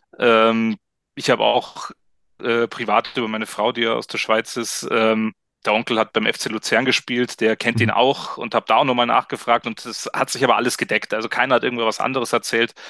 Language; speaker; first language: German; native; German